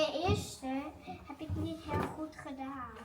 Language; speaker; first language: Dutch; early bilingual, other home language; Filipino